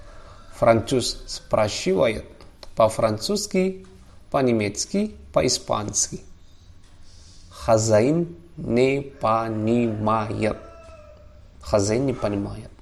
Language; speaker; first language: Russian; non-native, fluent; Javanese